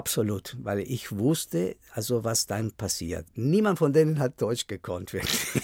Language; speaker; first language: German; non-native, fluent; Spanish